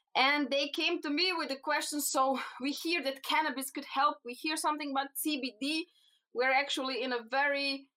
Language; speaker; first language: English; non-native, fluent; Slovenian